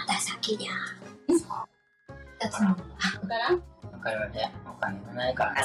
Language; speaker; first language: Japanese; non-native, learner; Vietnamese